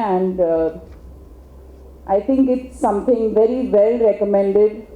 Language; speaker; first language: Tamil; non-native, local second language; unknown